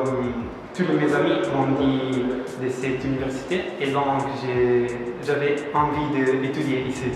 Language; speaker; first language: French; non-native, fluent; Italian